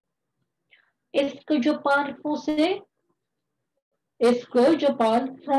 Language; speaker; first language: French; non-native, fluent; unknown